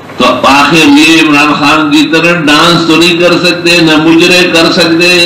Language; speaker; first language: Urdu; non-native, local second language; Pashto